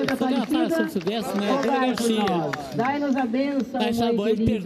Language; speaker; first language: Portuguese; native; Portuguese